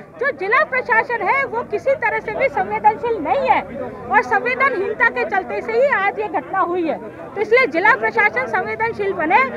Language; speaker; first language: Hindi; native; Hindi